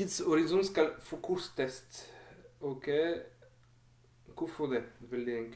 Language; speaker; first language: Norwegian; non-native, learner; Dutch